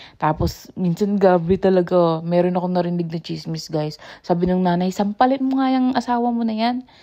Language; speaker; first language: Filipino; native; Filipino